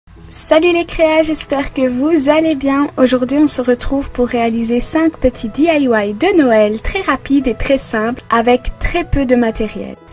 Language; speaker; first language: French; native; French